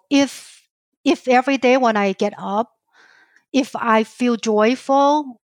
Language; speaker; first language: English; non-native, fluent; Chinese